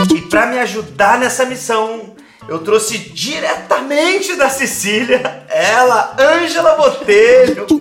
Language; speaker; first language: Portuguese; native; Portuguese